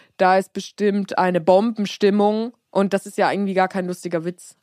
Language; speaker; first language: German; native; German